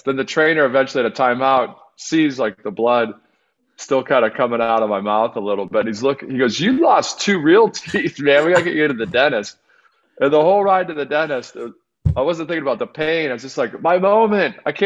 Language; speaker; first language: English; native; English